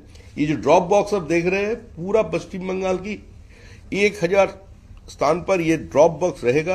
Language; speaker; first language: Hindi; non-native, local second language; Bangla